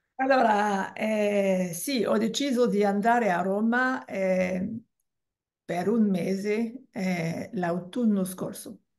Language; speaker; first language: Italian; non-native, learner; French